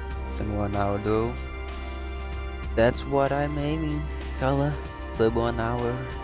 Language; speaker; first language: English; non-native, learner; Portuguese